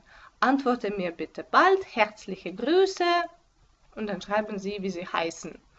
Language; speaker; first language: German; non-native, fluent; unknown